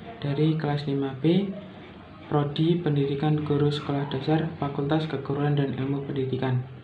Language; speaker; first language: Indonesian; native; Indonesian